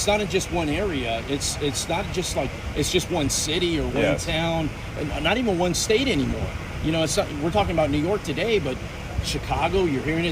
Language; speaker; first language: English; native; English